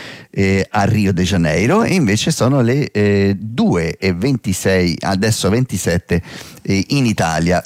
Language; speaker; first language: Italian; native; Italian